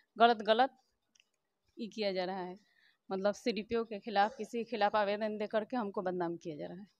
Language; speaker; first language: Hindi; native; Hindi